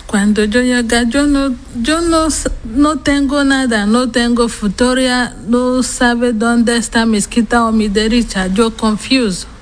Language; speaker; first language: Spanish; non-native, learner; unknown